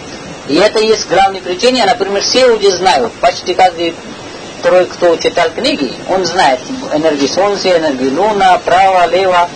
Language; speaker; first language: Russian; non-native, learner; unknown